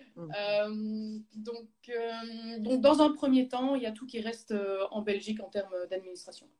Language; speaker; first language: French; native; French